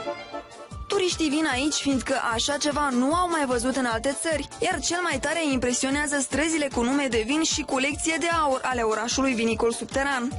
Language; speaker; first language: Romanian; native; Romanian